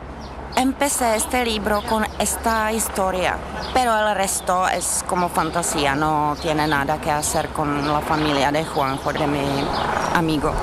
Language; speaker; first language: Spanish; non-native, fluent; Czech